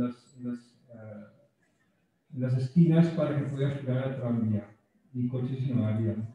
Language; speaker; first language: Spanish; non-native, fluent; Dutch